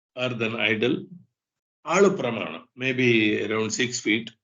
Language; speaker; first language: English; non-native, local second language; Kannada